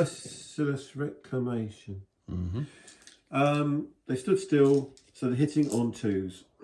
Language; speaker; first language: English; native; English